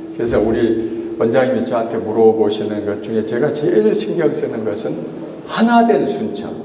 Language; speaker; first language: Korean; native; Korean